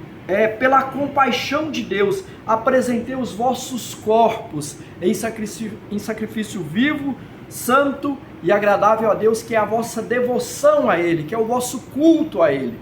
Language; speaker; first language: Portuguese; native; Portuguese